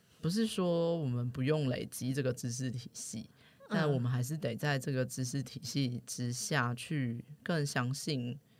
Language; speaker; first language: Chinese; native; Chinese